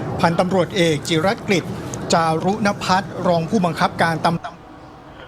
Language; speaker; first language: Thai; native; Thai